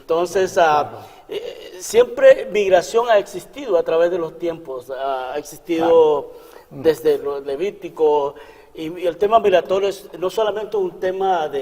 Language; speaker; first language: Spanish; native; Spanish